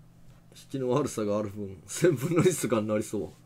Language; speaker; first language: Japanese; native; Japanese